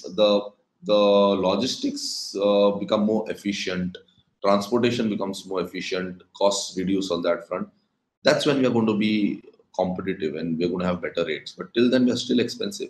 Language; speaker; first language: English; non-native, local second language; Konkani